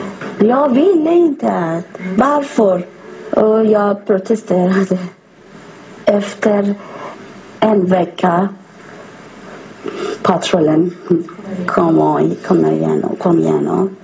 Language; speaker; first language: Swedish; non-native, learner; Persian